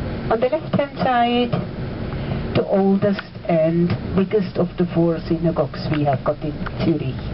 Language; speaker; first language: English; non-native, fluent; German